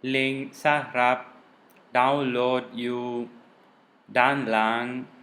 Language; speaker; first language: Thai; non-native, learner; Tamil